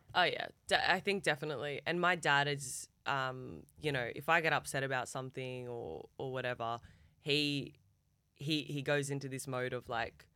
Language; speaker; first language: English; early bilingual, other home language; Turkish